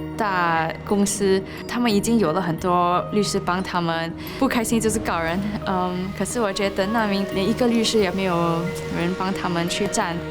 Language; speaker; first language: Chinese; non-native, local second language; English